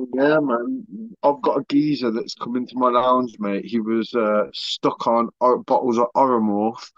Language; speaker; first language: English; early bilingual, other home language; Spanish